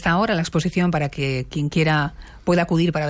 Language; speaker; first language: Spanish; native; Spanish